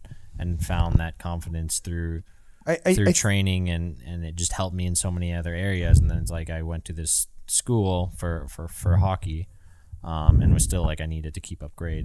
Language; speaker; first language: English; native; English